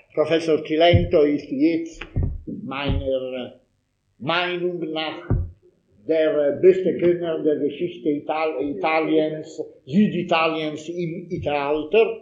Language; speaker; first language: German; non-native, fluent; Italian